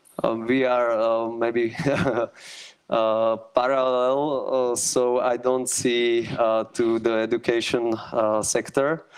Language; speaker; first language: English; non-native, learner; Slovak